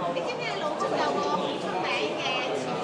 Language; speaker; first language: Cantonese; native; Cantonese